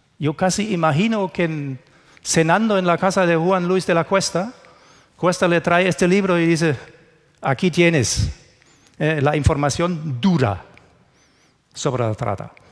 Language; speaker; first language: Spanish; non-native, fluent; German